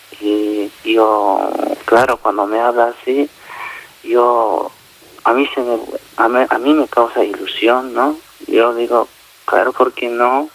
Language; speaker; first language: Spanish; native; Spanish